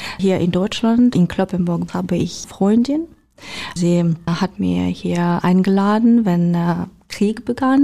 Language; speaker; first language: German; non-native, fluent; Ukrainian